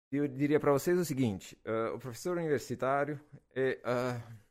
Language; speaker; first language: Portuguese; non-native, fluent; Italian